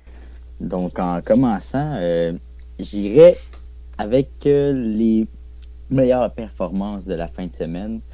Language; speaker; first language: French; native; French